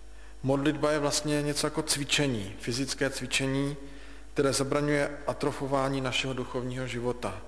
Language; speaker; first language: Czech; native; Czech